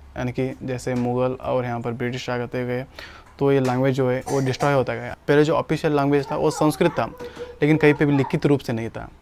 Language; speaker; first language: Hindi; non-native, local second language; Kannada